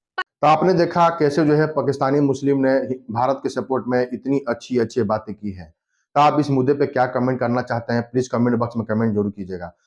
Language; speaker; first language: Hindi; native; Hindi